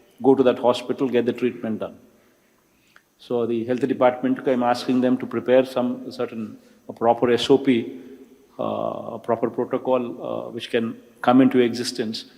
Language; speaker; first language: English; non-native, local second language; Telugu